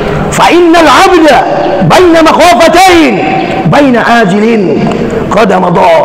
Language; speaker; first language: Arabic; non-native, fluent; Indonesian